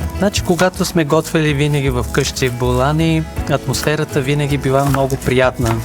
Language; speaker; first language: Bulgarian; early bilingual, other home language; Persian